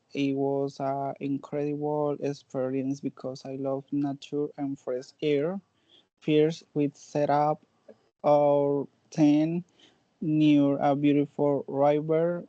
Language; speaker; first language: English; non-native, learner; Spanish